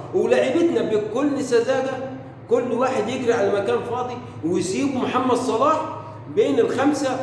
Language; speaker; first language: Arabic; native; Arabic